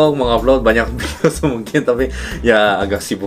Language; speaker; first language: Indonesian; early bilingual, other home language; Korean